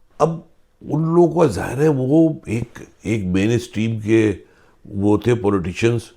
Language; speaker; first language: Urdu; native; Urdu